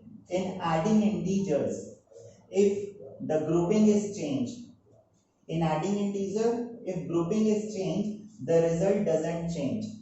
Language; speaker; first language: English; non-native, local second language; Hindi